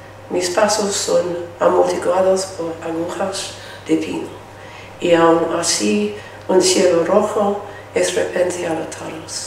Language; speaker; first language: Spanish; non-native, learner; English